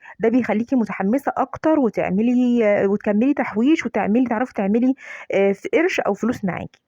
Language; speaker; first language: Arabic; native; Arabic